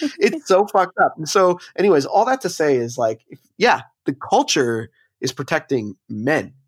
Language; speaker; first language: English; native; English